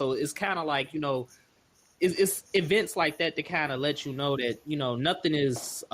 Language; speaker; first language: English; native; English